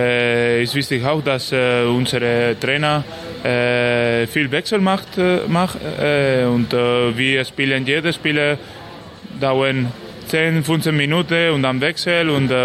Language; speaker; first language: German; non-native, learner; Spanish